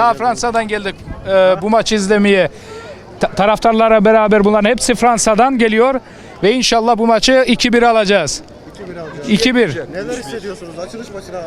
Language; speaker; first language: Turkish; early bilingual, heritage; Turkish